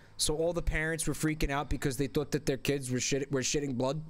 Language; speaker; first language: English; native; English